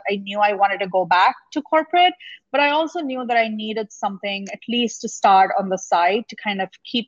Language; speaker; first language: English; non-native, local second language; Gujarati